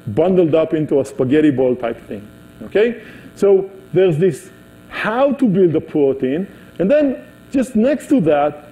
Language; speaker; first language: English; non-native, fluent; Hebrew